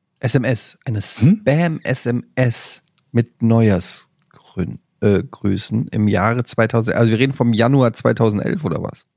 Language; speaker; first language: German; native; German